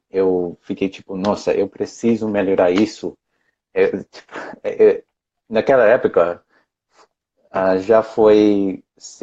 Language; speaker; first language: Portuguese; non-native, fluent; English